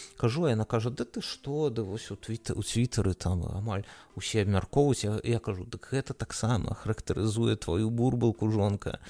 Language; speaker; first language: Belarusian; non-native, local second language; Russian